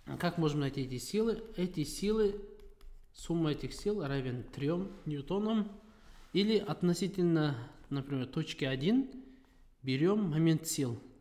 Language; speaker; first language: Russian; non-native, local second language; Kazakh